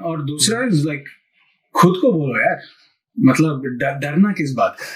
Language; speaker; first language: Hindi; non-native, local second language; Malayalam